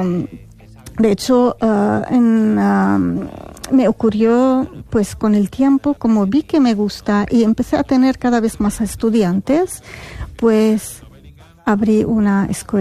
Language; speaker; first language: Spanish; non-native, fluent; Arabic